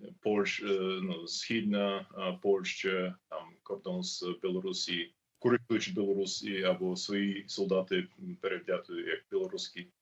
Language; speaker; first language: Ukrainian; non-native, learner; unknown